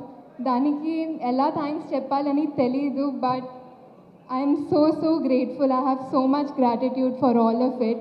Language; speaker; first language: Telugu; non-native, fluent; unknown